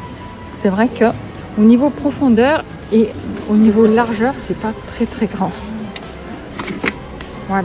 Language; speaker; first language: French; native; French